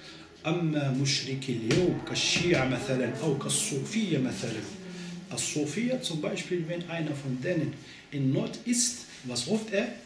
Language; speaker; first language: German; non-native, fluent; Arabic